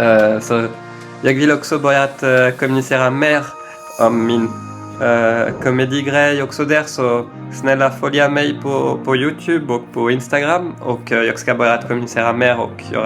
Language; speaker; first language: Swedish; non-native, learner; French